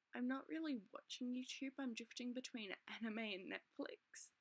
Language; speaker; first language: English; native; English